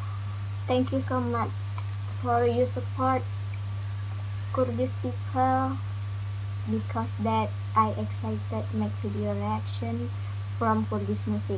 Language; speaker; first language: English; non-native, learner; Indonesian